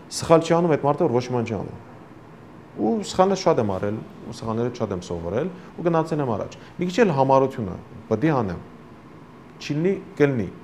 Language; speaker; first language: Armenian; early bilingual, heritage; Armenian